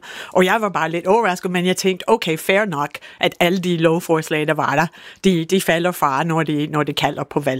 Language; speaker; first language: Danish; non-native, fluent; English